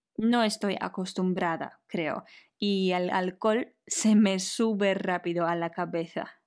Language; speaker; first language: Spanish; non-native, fluent; Polish